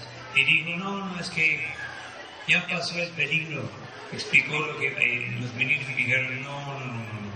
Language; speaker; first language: Spanish; non-native, fluent; Portuguese